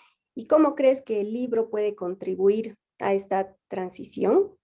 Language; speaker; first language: Spanish; native; Spanish